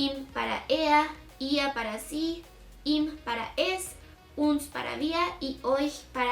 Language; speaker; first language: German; non-native, fluent; Spanish